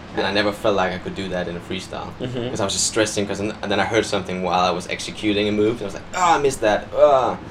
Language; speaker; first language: English; non-native, fluent; Danish